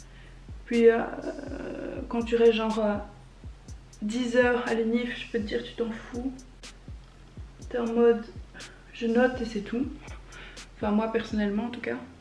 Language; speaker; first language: French; native; French